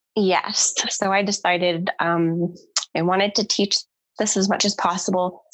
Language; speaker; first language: English; native; English